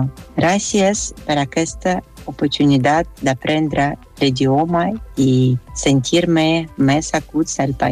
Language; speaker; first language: Catalan; non-native, learner; Russian